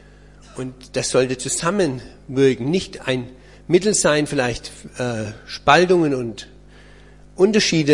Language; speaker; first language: German; native; German